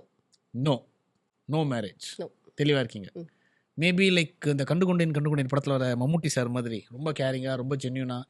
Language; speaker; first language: Tamil; native; Tamil